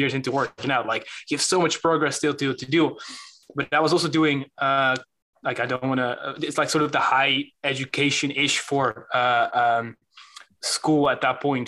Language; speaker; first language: English; non-native, fluent; Dutch